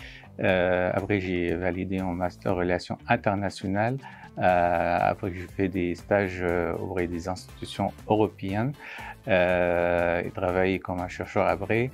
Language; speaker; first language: French; non-native, fluent; Arabic